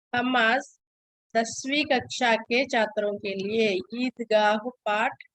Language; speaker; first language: Hindi; non-native, local second language; Telugu